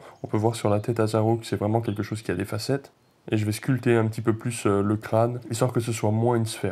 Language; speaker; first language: French; native; French